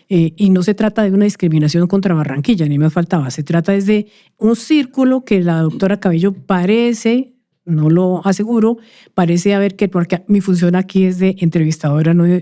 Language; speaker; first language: Spanish; native; Spanish